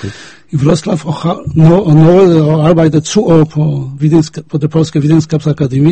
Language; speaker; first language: Danish; non-native, fluent; Polish